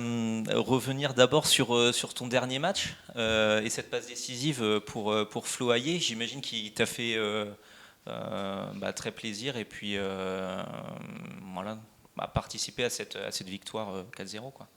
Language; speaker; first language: French; native; French